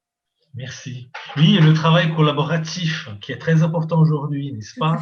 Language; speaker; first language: French; non-native, fluent; Portuguese